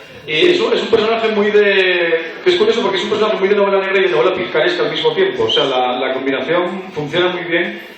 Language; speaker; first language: Spanish; native; Spanish